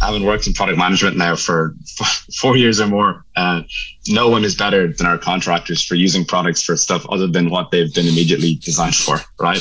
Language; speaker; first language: English; native; English